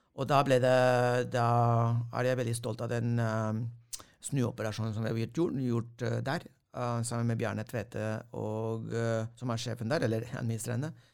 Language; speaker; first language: Norwegian; non-native, fluent; Spanish